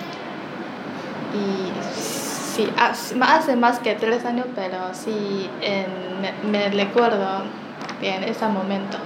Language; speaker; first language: Spanish; non-native, learner; Chinese